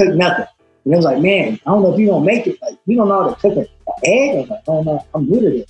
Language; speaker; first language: English; native; English